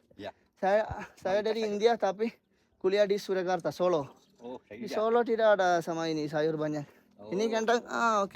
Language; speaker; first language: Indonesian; non-native, learner; Malayalam